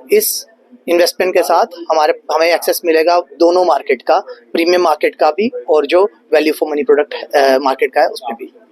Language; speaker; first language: Hindi; native; Hindi